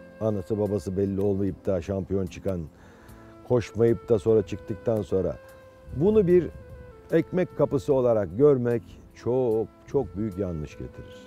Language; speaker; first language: Turkish; native; Turkish